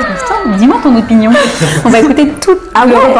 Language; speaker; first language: French; native; French